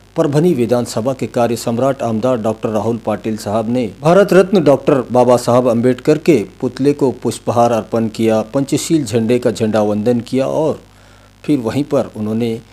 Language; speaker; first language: Hindi; non-native, local second language; Urdu